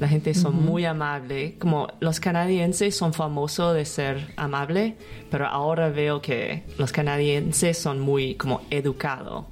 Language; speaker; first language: Spanish; non-native, learner; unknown